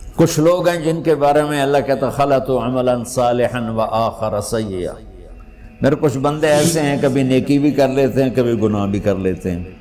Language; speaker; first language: Urdu; non-native, local second language; Punjabi